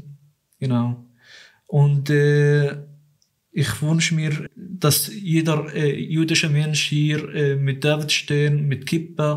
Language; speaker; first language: German; non-native, fluent; Arabic